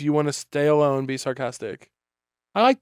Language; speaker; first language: English; native; English